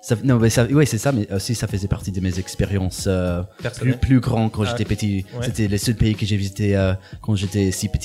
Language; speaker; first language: French; non-native, fluent; English